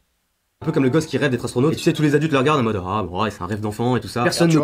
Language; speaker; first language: French; native; French